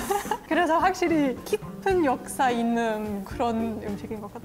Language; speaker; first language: Korean; non-native, fluent; German